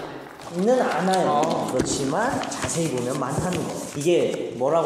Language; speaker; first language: Korean; native; Korean